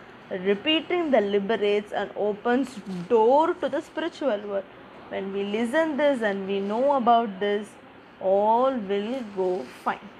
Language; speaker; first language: English; non-native, local second language; Tamil